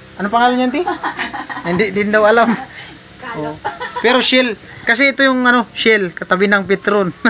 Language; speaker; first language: Filipino; non-native, local second language; Bikol